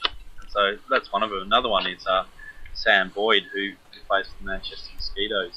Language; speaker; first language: English; native; English